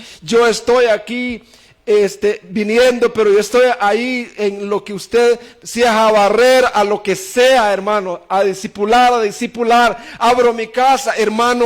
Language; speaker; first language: Spanish; native; Spanish